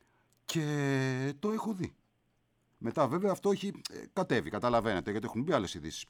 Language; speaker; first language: Greek; native; Greek